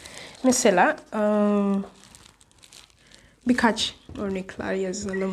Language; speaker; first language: Turkish; non-native, fluent; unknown